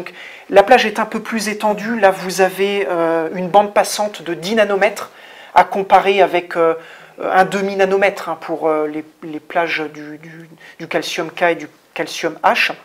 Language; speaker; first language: French; native; French